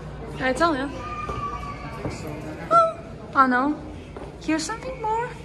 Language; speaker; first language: English; non-native, learner; Russian